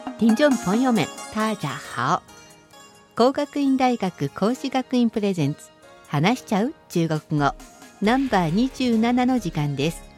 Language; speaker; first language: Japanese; native; Japanese